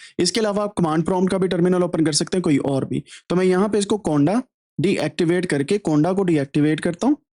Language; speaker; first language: Urdu; native; Urdu